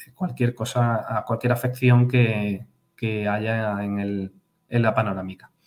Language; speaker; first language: Spanish; native; Spanish